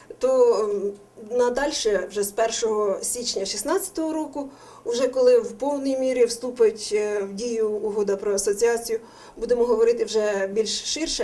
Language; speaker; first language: Ukrainian; native; Ukrainian